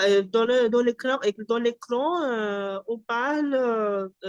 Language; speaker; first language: French; non-native, fluent; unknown